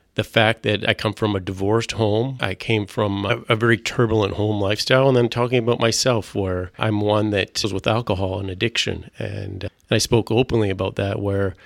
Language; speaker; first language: English; non-native, fluent; French